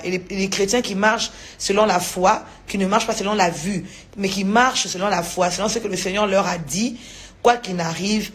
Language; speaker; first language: French; non-native, local second language; Lingala